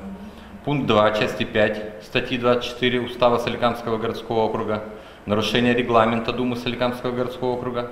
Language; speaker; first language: Russian; native; Russian